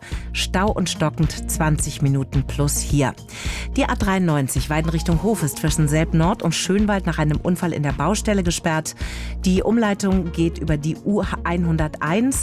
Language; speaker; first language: German; native; German